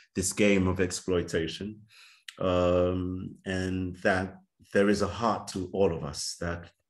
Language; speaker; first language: English; native; English